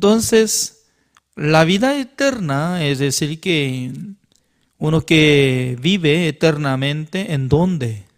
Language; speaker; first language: Spanish; non-native, learner; Korean